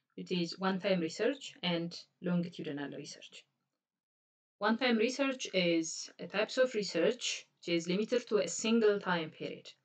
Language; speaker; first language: English; non-native, local second language; Amharic